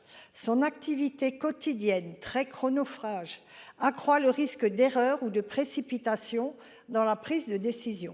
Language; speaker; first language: French; native; French